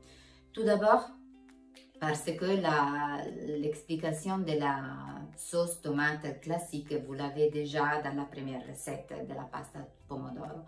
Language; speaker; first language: French; non-native, fluent; Italian